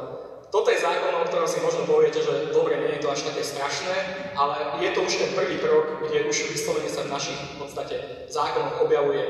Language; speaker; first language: Slovak; native; Slovak